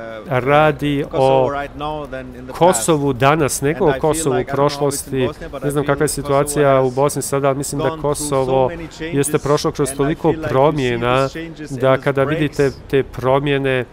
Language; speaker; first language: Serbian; early bilingual, heritage; Albanian